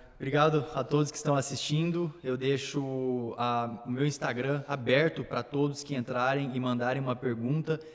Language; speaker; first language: Portuguese; early bilingual, other home language; Slovak